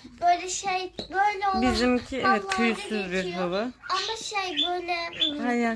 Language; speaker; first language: Turkish; native; Turkish